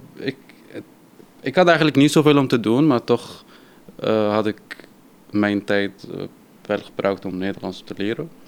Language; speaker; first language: Dutch; non-native, fluent; Arabic